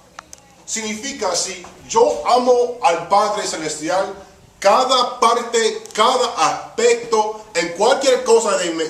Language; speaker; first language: Spanish; early bilingual, heritage; Spanish